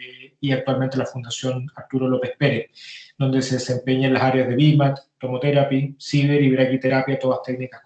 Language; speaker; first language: Spanish; native; Spanish